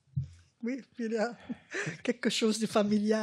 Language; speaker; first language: French; non-native, fluent; English